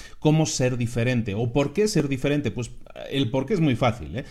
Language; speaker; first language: Spanish; native; Spanish